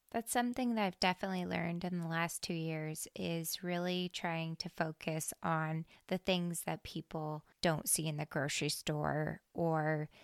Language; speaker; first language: English; native; English